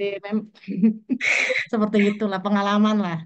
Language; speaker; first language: Indonesian; native; Indonesian